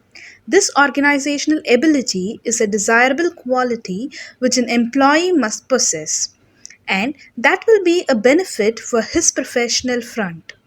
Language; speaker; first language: English; non-native, local second language; Tamil